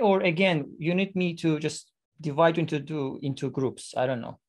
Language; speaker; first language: English; non-native, fluent; Persian